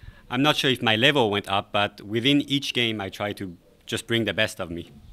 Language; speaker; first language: English; non-native, fluent; Japanese